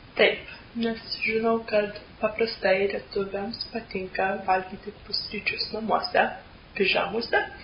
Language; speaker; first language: Lithuanian; non-native, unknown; English